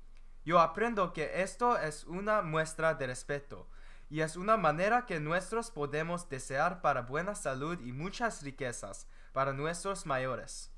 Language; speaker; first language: Spanish; non-native, learner; English